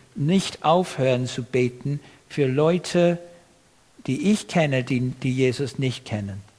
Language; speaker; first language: German; non-native, fluent; English